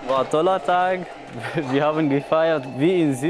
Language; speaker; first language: German; non-native, learner; Arabic